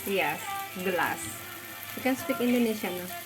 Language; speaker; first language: English; non-native, fluent; Indonesian